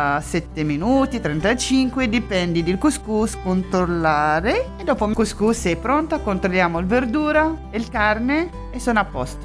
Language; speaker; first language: Italian; non-native, local second language; Arabic